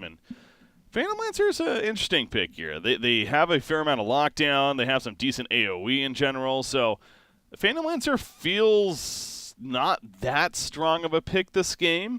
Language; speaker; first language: English; native; English